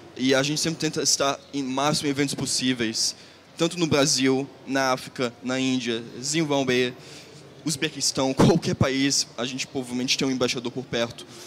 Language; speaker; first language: Portuguese; non-native, fluent; German